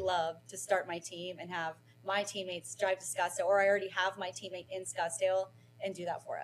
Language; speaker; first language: English; native; English